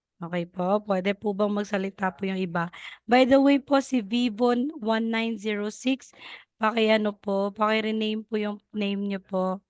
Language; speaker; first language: Filipino; non-native, local second language; Cebuano